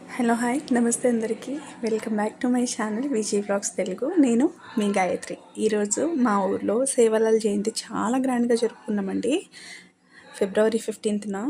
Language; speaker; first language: Telugu; non-native, local second language; Lambadi